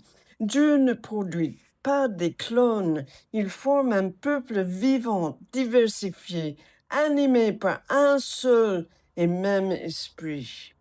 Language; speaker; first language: French; non-native, fluent; English